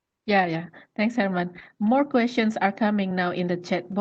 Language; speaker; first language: English; non-native, fluent; Malay